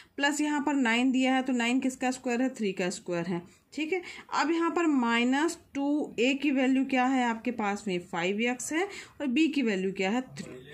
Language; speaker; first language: Hindi; native; Hindi